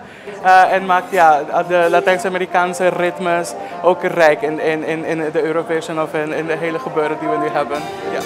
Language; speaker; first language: Dutch; non-native, local second language; Spanish